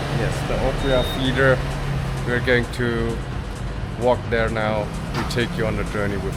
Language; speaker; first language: English; non-native, fluent; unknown